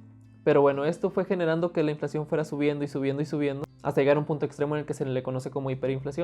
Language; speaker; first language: Spanish; native; Spanish